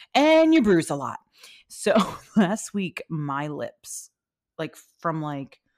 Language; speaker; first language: English; native; English